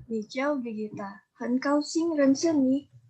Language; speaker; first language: Chinese; non-native, learner; Indonesian